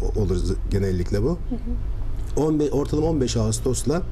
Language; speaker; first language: Turkish; native; Turkish